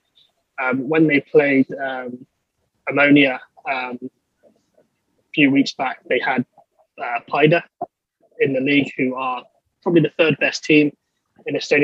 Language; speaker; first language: English; native; English